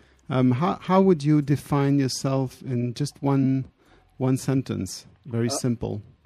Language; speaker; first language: English; non-native, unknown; French